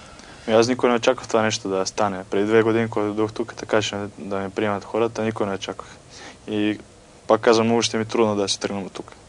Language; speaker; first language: Bulgarian; non-native, fluent; Croatian